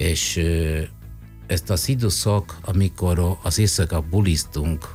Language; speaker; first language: Hungarian; non-native, fluent; Italian